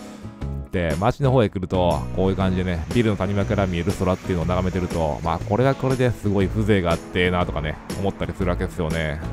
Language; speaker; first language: Japanese; native; Japanese